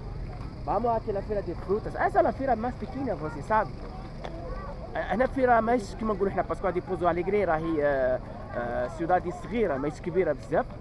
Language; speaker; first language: Portuguese; non-native, learner; Arabic